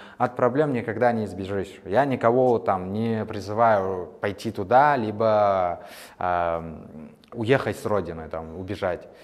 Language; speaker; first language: Russian; non-native, local second language; Uzbek